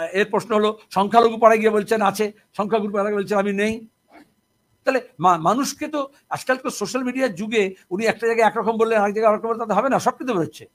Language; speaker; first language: Bangla; native; Bangla